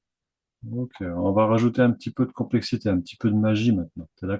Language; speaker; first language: French; native; French